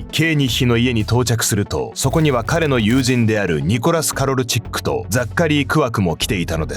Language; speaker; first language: Japanese; native; Japanese